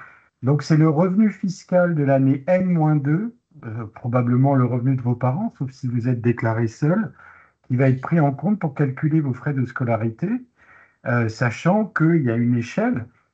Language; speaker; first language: French; native; French